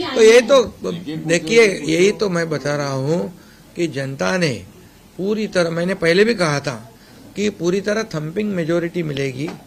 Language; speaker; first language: Hindi; non-native, local second language; Marathi